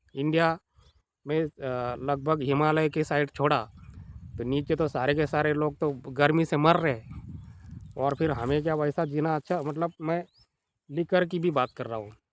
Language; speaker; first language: Hindi; non-native, local second language; Marathi